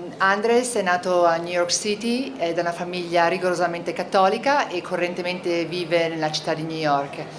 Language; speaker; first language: Italian; native; Italian